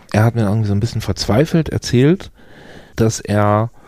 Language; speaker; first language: German; native; German